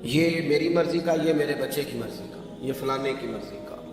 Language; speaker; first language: Urdu; non-native, local second language; Punjabi